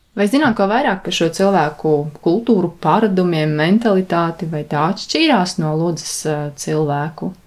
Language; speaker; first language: Latvian; native; Latvian